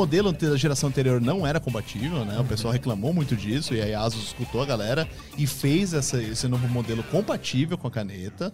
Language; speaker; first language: Portuguese; native; Portuguese